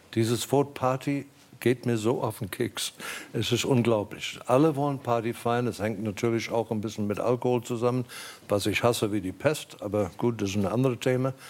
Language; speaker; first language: German; non-native, fluent; English